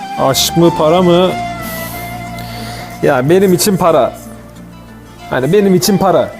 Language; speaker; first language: Turkish; native; Turkish